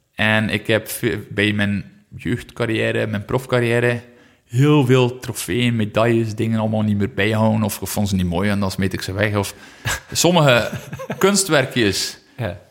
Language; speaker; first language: Dutch; native; Dutch